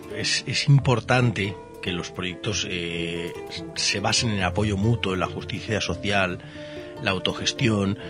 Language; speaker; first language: Spanish; native; Spanish